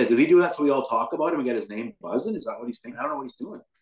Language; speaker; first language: English; native; English